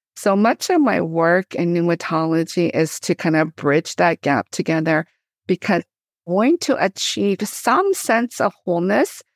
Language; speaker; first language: English; native; English